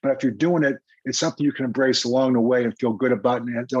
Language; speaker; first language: English; native; English